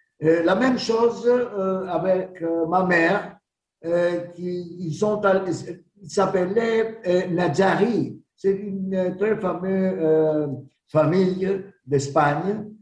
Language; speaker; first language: French; non-native, learner; Greek